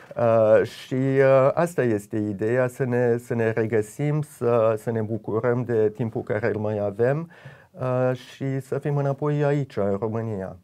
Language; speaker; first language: Romanian; early bilingual, heritage; Romanian